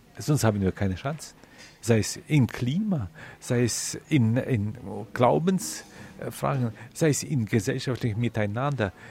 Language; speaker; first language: German; non-native, fluent; Ukrainian